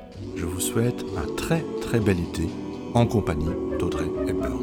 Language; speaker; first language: French; native; French